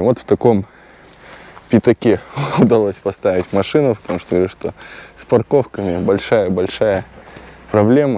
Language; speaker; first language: Russian; native; Russian